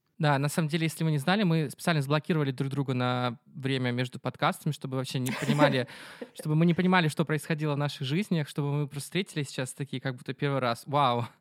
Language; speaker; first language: Russian; native; Russian